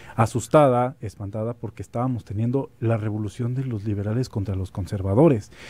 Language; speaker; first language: Spanish; native; Spanish